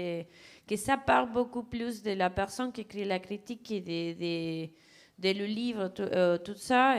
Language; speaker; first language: French; non-native, fluent; Spanish